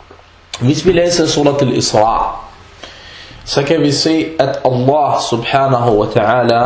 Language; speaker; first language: Danish; non-native, fluent; Arabic